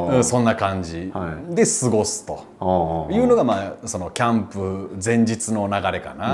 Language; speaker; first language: Japanese; native; Japanese